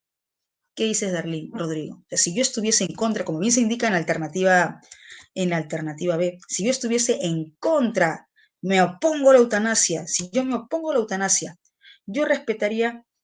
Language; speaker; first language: Spanish; native; Spanish